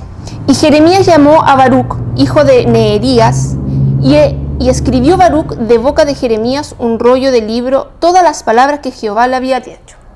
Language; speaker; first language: Spanish; native; Spanish